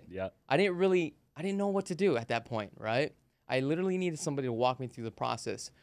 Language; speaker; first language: English; native; English